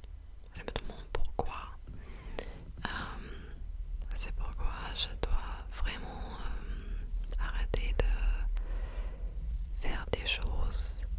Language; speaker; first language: French; non-native, fluent; English